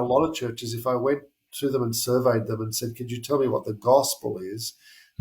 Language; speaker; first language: English; native; English